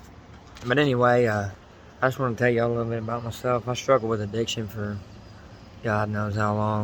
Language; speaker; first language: English; native; English